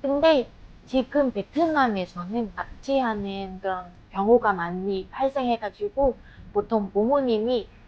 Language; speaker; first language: Korean; non-native, fluent; Vietnamese